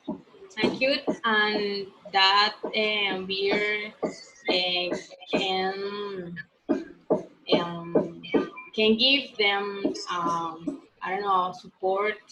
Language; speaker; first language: English; non-native, learner; Spanish